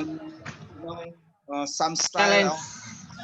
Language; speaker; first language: English; non-native, learner; Indonesian